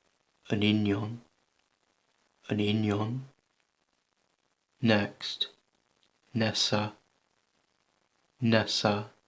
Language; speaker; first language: Welsh; non-native, learner; English